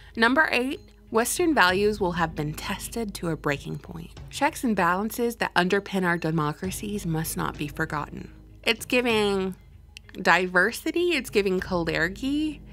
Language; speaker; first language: English; native; English